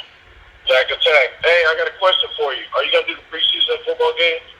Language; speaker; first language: English; native; English